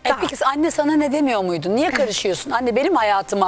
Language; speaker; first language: Turkish; native; Turkish